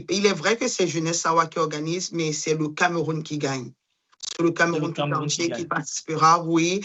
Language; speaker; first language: French; non-native, local second language; Duala